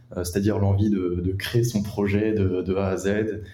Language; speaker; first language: French; native; French